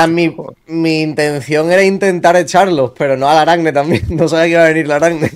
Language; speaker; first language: Spanish; native; Spanish